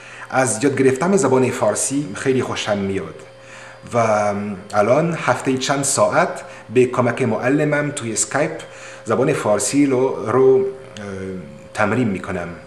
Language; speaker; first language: Persian; non-native, learner; French